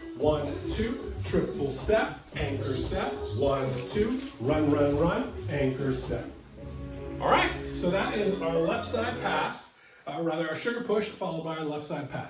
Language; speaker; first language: English; native; English